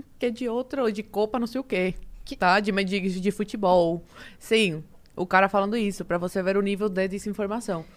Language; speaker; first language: Portuguese; early bilingual, other home language; Spanish